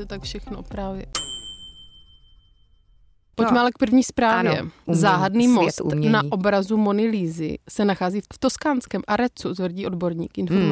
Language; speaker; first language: Czech; native; Czech